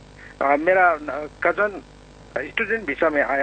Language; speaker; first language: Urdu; non-native, local second language; Punjabi